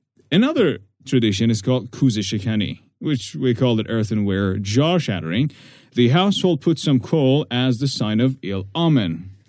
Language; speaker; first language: English; non-native, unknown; Persian